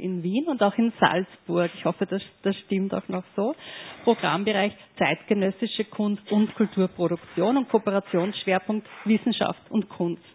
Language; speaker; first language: German; native; German